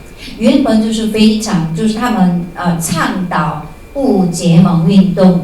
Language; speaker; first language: Chinese; native; Chinese